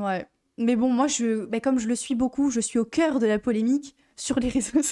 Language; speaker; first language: French; native; French